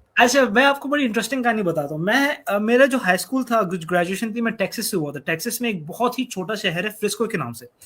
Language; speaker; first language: Urdu; native; Urdu